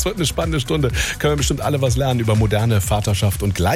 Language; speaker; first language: German; native; German